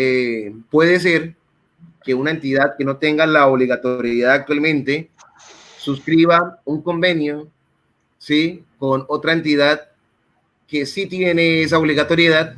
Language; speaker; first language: Spanish; native; Spanish